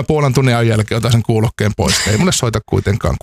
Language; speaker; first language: Finnish; native; Finnish